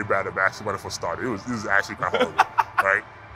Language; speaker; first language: English; non-native, local second language; Yoruba